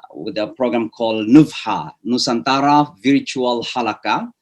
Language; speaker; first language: English; non-native, fluent; Indonesian